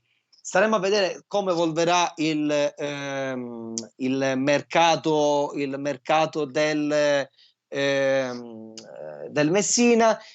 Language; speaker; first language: Italian; native; Italian